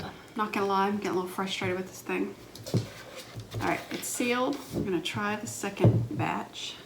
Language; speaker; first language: English; native; English